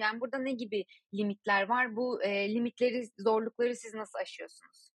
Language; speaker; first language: Turkish; native; Turkish